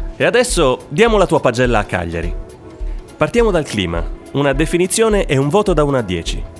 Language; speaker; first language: Italian; native; Italian